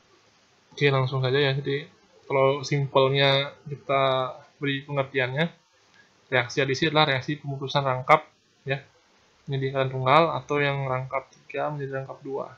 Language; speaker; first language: Indonesian; native; Indonesian